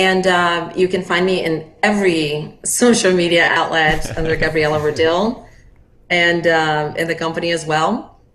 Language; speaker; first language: English; non-native, fluent; Portuguese